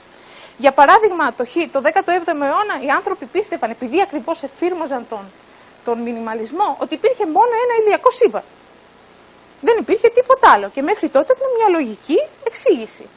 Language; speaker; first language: Greek; native; Greek